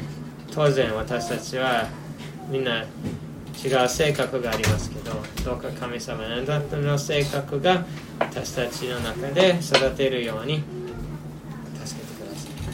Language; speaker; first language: Japanese; non-native, fluent; English